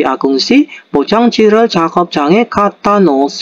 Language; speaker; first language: Korean; non-native, fluent; Indonesian